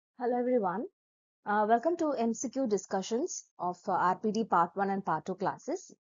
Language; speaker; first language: English; non-native, local second language; Malayalam